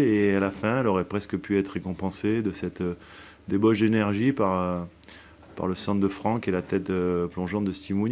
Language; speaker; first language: French; native; French